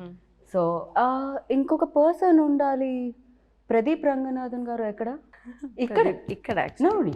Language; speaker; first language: Telugu; native; Telugu